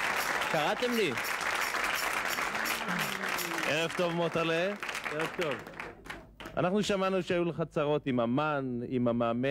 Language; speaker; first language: Hebrew; native; Hebrew